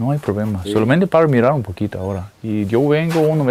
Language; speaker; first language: Spanish; non-native, learner; Danish